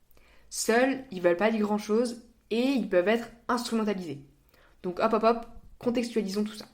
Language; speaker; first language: French; native; French